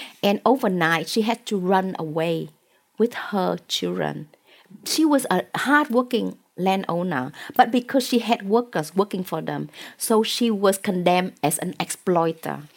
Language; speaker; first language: English; non-native, fluent; Vietnamese